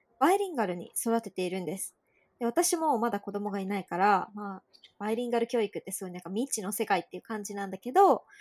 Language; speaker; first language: Japanese; native; Japanese